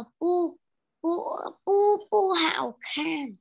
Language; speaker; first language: Chinese; non-native, learner; Vietnamese